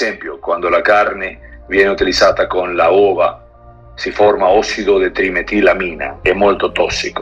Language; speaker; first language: Italian; non-native, learner; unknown